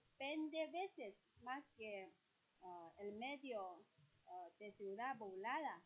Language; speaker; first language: Spanish; non-native, fluent; Chinese